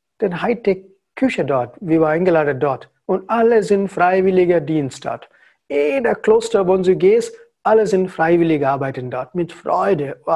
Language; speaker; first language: German; non-native, learner; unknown